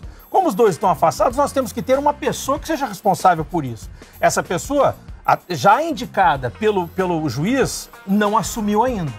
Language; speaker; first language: Portuguese; native; Portuguese